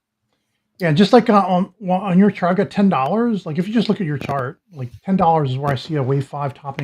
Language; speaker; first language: English; native; English